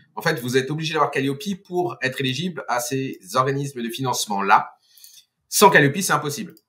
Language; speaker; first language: French; non-native, fluent; Portuguese